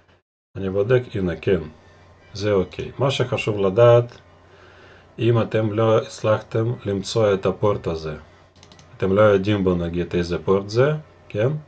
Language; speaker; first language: Hebrew; non-native, fluent; Russian